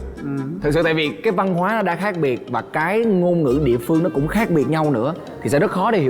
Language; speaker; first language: Vietnamese; native; Vietnamese